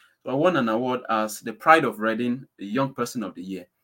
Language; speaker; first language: English; non-native, local second language; Yoruba